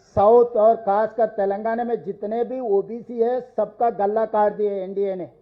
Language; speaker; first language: Hindi; non-native, local second language; Telugu